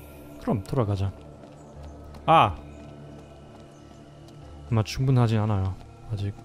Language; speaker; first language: Korean; non-native, learner; German